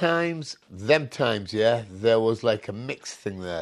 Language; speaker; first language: English; non-native, local second language; Punjabi